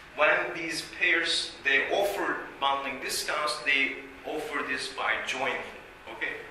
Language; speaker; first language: English; non-native, fluent; Turkish